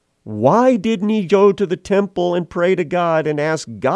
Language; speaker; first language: English; native; English